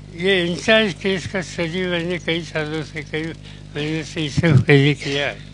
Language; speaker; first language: Hindi; non-native, local second language; Marathi